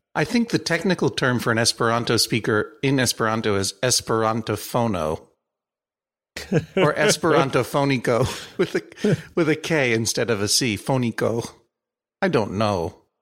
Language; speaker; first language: English; native; English